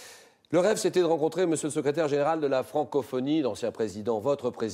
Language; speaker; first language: French; native; French